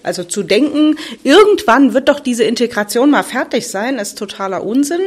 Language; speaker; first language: German; native; German